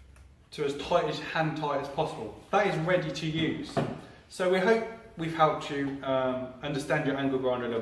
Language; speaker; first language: English; native; English